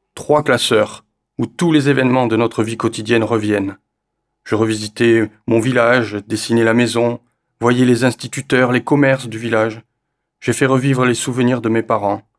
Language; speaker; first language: French; native; French